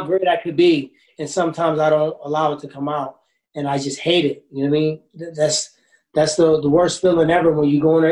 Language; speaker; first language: English; native; English